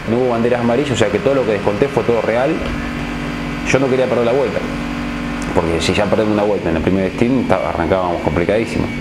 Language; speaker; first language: Spanish; native; Spanish